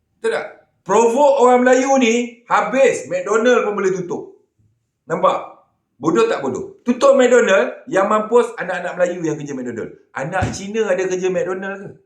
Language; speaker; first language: Malay; native; Malay